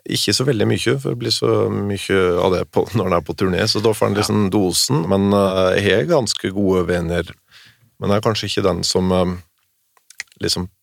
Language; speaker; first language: Norwegian; native; Norwegian